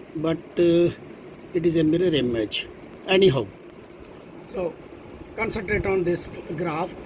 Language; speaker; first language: English; non-native, local second language; Punjabi